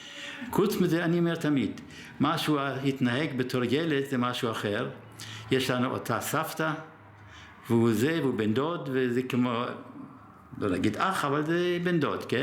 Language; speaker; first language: Hebrew; early bilingual, other home language; German